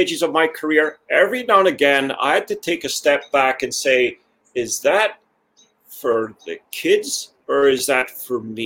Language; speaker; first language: English; native; English